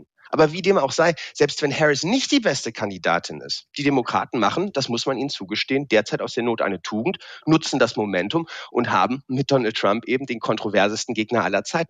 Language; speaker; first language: German; native; German